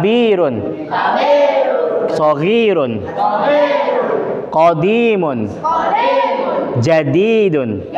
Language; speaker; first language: Arabic; non-native, fluent; Indonesian